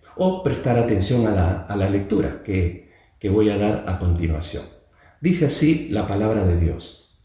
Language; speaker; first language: Spanish; native; Spanish